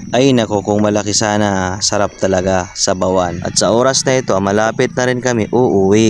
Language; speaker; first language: Filipino; non-native, local second language; Cebuano